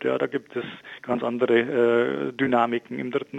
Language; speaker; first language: German; native; German